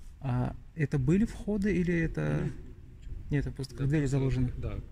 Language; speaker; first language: Russian; native; Russian